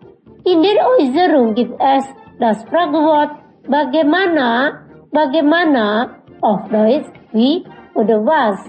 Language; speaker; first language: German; non-native, fluent; Indonesian